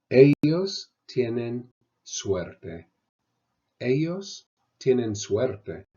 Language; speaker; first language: Spanish; non-native, fluent; English